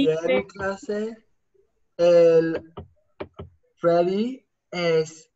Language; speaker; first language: Spanish; non-native, fluent; English